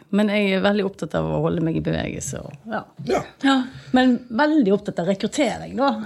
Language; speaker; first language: Norwegian; native; Norwegian